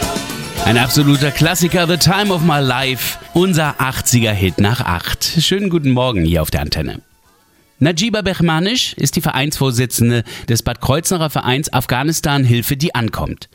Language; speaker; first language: German; native; German